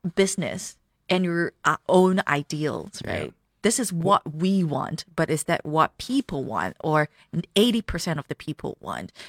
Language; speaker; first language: English; non-native, local second language; Cantonese